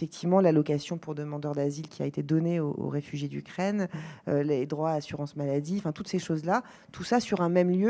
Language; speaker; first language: French; native; French